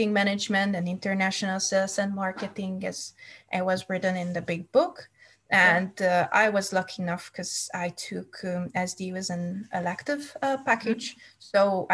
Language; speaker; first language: English; non-native, fluent; Hungarian